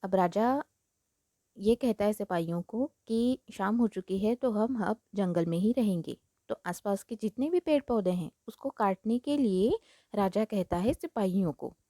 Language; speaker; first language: Hindi; non-native, local second language; Marathi